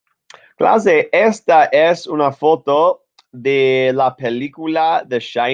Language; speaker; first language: Spanish; non-native, fluent; English